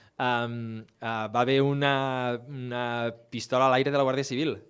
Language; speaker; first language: Catalan; native; Catalan